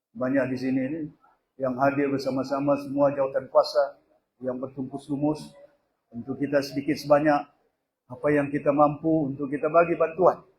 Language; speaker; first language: Malay; non-native, local second language; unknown